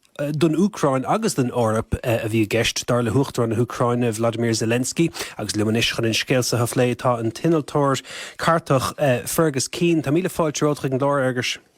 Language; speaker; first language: Irish; native; Irish